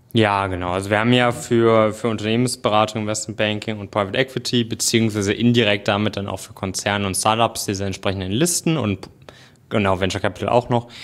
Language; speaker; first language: German; native; German